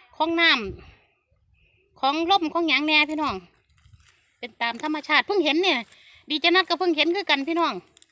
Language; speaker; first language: Thai; non-native, local second language; Northeastern Thai